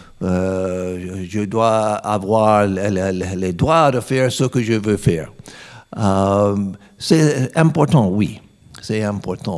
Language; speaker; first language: French; non-native, learner; English